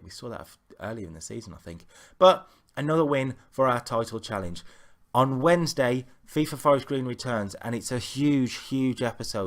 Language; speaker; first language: English; native; English